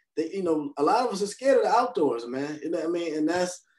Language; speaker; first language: English; native; English